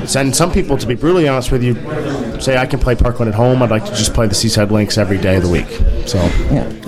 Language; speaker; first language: English; native; English